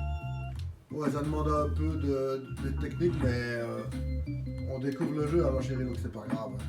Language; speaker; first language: French; native; French